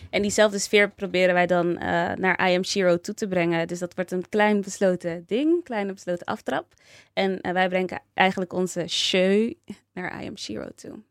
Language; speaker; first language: Dutch; native; Dutch